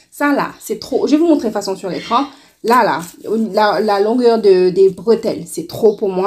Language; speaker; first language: French; non-native, local second language; Wolof